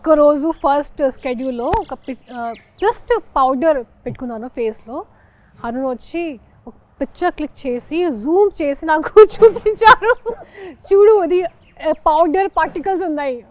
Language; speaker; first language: Telugu; non-native, local second language; Hindi